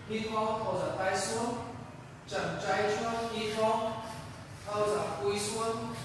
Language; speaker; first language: Vietnamese; non-native, learner; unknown